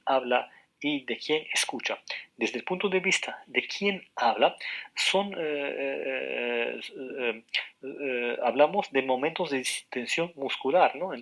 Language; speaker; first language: Spanish; non-native, fluent; Arabic